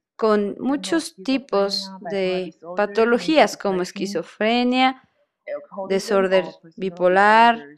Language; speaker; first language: Spanish; non-native, fluent; Chinese